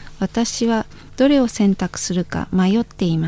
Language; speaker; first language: Japanese; non-native, fluent; Indonesian